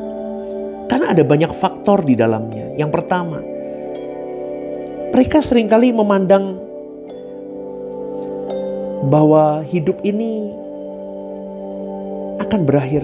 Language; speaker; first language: Indonesian; native; Indonesian